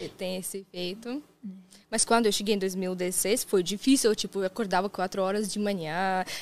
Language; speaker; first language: Portuguese; non-native, fluent; Russian